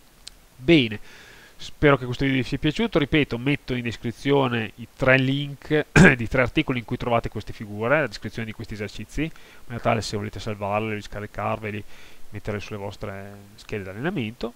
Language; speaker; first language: Italian; native; Italian